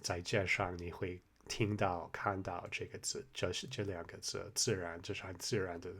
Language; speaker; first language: Chinese; non-native, fluent; English